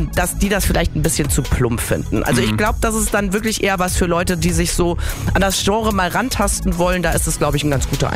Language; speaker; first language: German; native; German